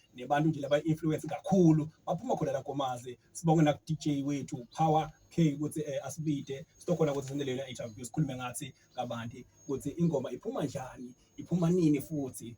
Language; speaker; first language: Zulu; non-native, local second language; Swati